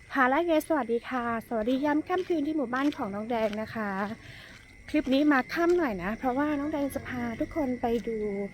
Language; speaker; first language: Thai; non-native, local second language; Karen languages